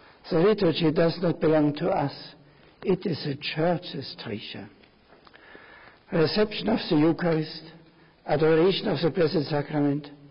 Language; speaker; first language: English; non-native, fluent; German